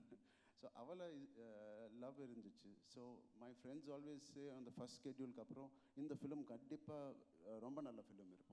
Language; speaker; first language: Tamil; non-native, local second language; Telugu